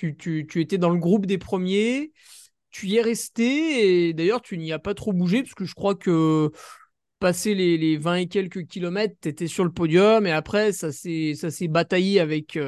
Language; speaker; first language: French; native; French